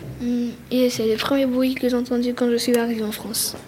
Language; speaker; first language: French; early bilingual, other home language; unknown